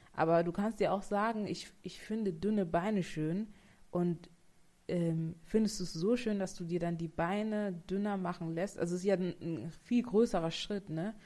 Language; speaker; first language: German; native; German